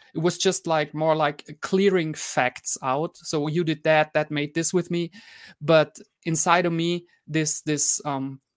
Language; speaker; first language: English; non-native, fluent; German